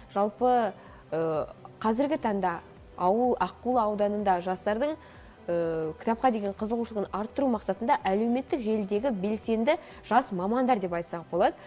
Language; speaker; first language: Kazakh; native; Kazakh